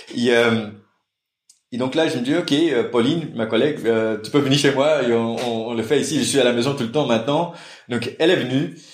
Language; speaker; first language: French; non-native, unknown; Portuguese